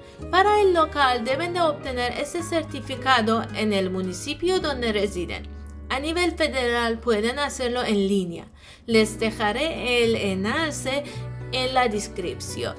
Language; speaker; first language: Spanish; non-native, fluent; Persian